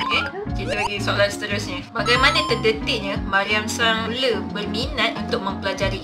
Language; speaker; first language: Malay; native; Malay